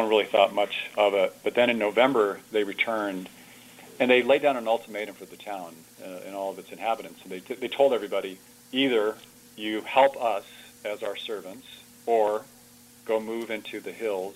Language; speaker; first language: English; early bilingual, other home language; Italian